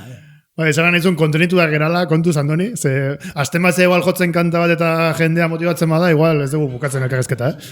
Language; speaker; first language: Basque; native; Basque